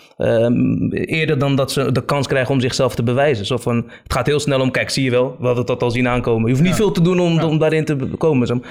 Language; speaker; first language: Dutch; early bilingual, other home language; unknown